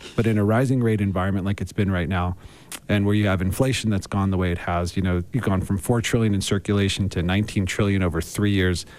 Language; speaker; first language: English; native; English